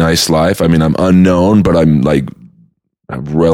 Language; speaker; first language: English; native; English